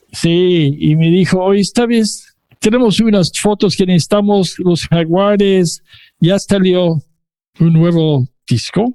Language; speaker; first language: Spanish; non-native, fluent; English